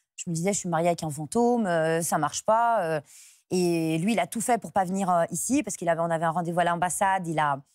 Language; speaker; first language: French; native; French